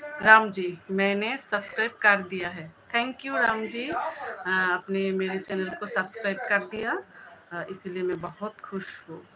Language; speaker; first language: Hindi; non-native, learner; Bangla